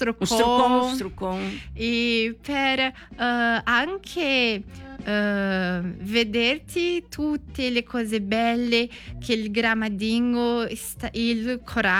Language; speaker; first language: Italian; non-native, learner; Portuguese